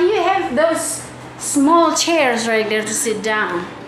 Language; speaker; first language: English; non-native, fluent; Indonesian